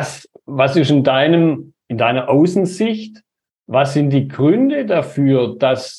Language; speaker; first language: German; native; German